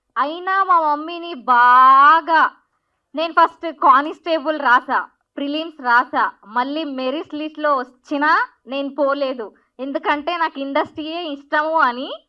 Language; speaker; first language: Telugu; non-native, local second language; Marathi